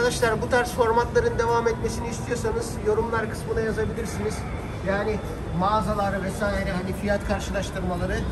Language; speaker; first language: Turkish; native; Turkish